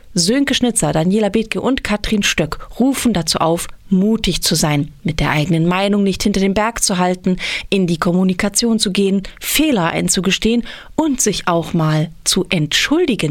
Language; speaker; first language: German; native; German